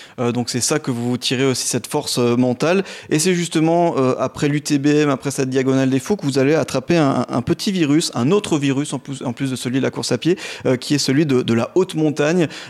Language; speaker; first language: French; native; French